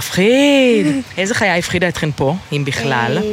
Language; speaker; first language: Hebrew; native; Hebrew